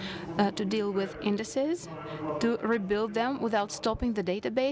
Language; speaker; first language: English; non-native, fluent; Russian